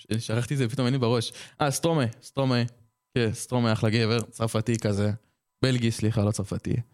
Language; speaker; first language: Hebrew; early bilingual, other home language; French